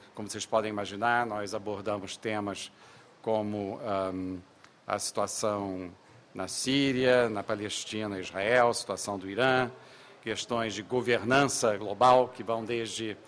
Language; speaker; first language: Portuguese; native; Portuguese